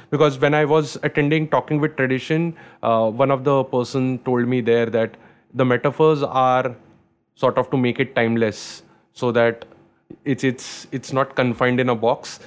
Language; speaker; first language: English; non-native, local second language; Marathi